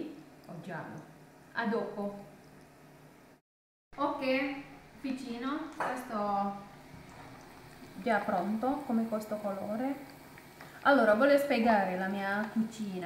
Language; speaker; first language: Italian; non-native, learner; Indonesian